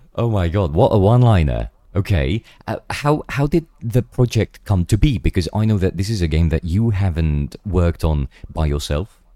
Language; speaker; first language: English; non-native, fluent; Czech